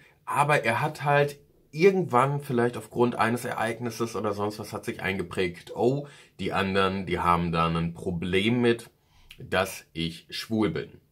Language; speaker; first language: German; native; German